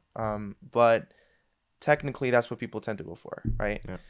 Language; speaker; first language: English; non-native, fluent; Spanish